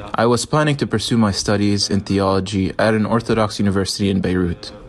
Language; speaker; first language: English; non-native, fluent; Arabic